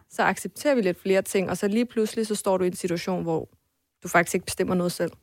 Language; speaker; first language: Danish; early bilingual, other home language; Armenian